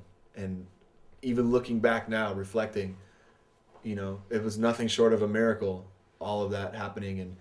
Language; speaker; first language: English; native; English